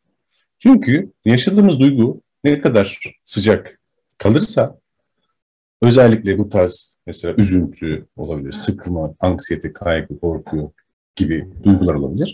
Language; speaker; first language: Turkish; native; Turkish